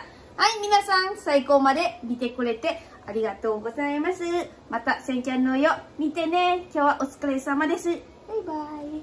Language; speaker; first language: Japanese; non-native, fluent; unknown